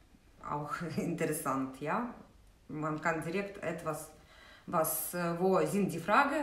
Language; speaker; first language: German; non-native, fluent; Russian